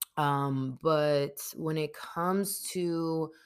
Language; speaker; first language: English; early bilingual, other home language; Spanish